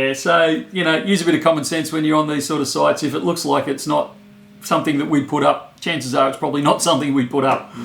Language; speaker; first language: English; native; English